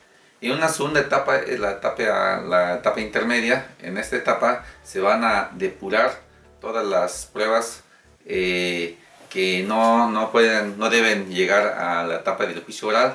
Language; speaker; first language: Spanish; native; Spanish